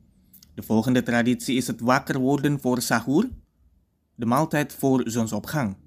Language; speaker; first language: Dutch; non-native, fluent; Indonesian